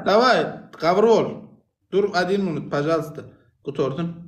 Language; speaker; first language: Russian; non-native, learner; Turkmen